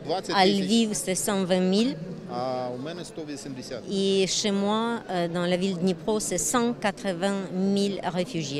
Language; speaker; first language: French; non-native, fluent; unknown